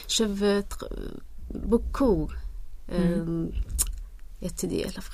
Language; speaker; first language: French; non-native, learner; Swedish